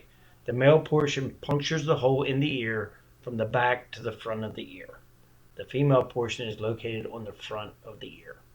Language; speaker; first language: English; native; English